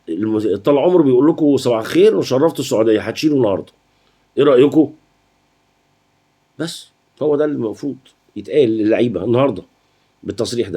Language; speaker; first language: Arabic; native; Arabic